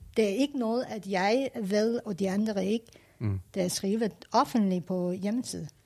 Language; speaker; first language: Danish; non-native, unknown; Persian